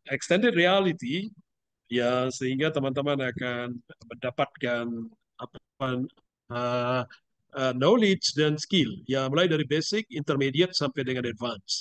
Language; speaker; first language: Indonesian; native; Indonesian